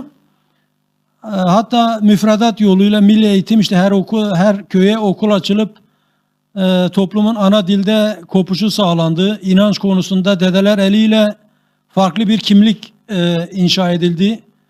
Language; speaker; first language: Turkish; non-native, local second language; Kurdish